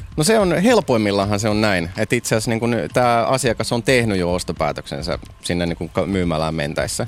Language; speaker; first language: Finnish; native; Finnish